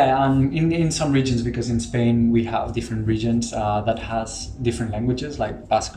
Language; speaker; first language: English; non-native, fluent; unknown